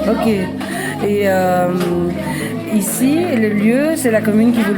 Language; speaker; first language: French; native; French